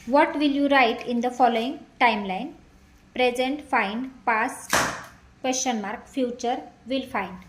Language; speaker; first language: English; non-native, local second language; Marathi